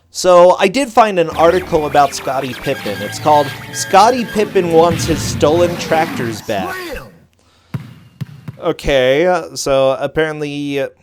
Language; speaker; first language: English; native; English